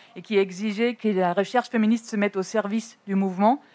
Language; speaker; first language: French; non-native, fluent; German